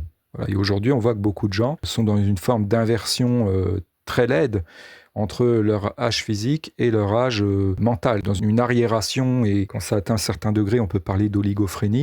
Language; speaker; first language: French; native; French